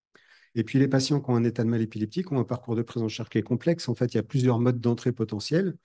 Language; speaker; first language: French; native; French